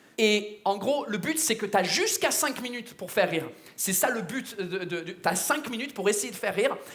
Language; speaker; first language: French; non-native, fluent; English